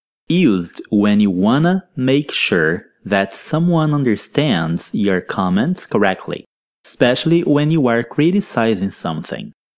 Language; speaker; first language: English; non-native, fluent; Portuguese